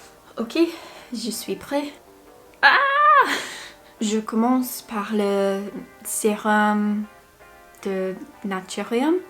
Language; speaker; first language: French; non-native, learner; English